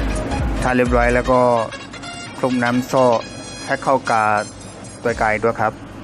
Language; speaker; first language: Thai; non-native, fluent; Burmese